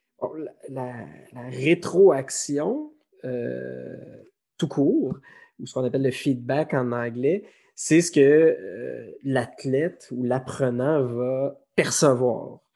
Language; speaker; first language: French; native; French